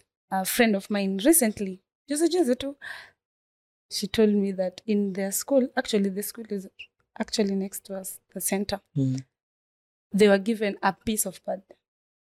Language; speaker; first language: English; non-native, local second language; Swahili